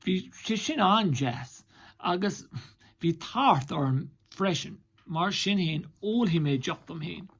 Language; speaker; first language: Irish; non-native, local second language; English